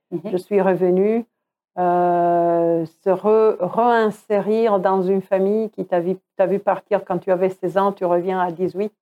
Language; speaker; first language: French; non-native, fluent; Croatian